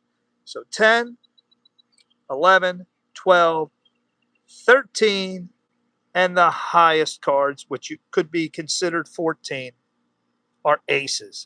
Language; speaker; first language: English; native; English